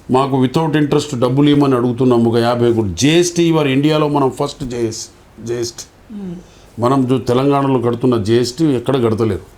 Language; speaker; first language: Telugu; non-native, local second language; Lambadi